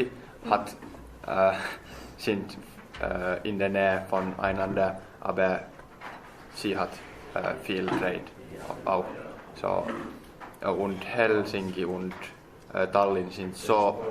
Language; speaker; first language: German; non-native, learner; Finnish